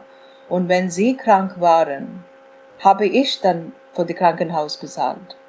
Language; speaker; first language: German; non-native, fluent; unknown